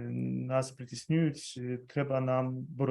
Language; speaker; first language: Ukrainian; non-native, fluent; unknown